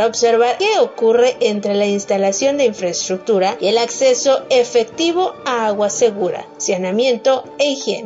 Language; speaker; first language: Spanish; native; Spanish